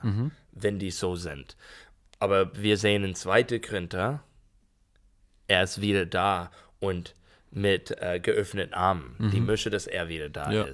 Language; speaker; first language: German; non-native, learner; English